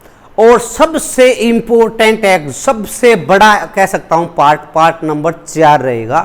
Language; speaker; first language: Hindi; native; Hindi